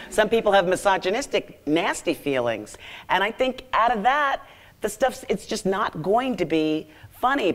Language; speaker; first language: English; native; English